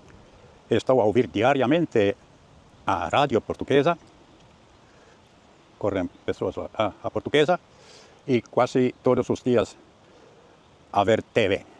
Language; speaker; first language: Portuguese; non-native, learner; Finnish